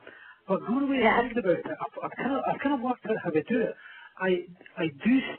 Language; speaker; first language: English; native; English